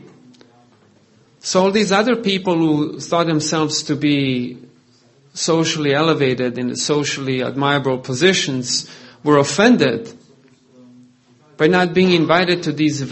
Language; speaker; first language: English; non-native, fluent; Croatian